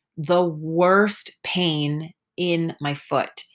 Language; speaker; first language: English; early bilingual, other home language; Spanish